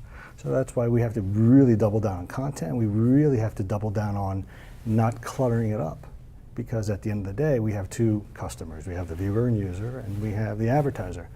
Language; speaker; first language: English; native; English